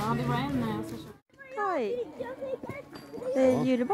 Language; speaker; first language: Swedish; non-native, learner; Japanese